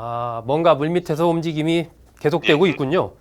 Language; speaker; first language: Korean; native; Korean